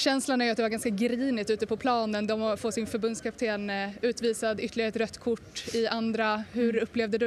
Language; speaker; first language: Swedish; native; Swedish